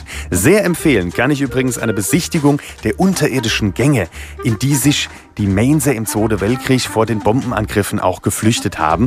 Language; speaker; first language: German; native; German